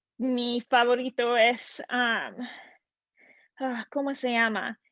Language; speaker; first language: Spanish; non-native, learner; English